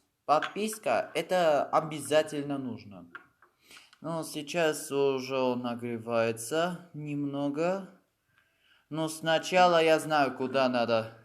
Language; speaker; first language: Russian; non-native, fluent; Armenian